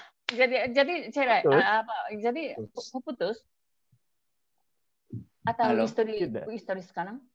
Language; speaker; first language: Indonesian; non-native, fluent; Japanese